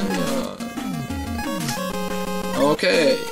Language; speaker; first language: German; native; German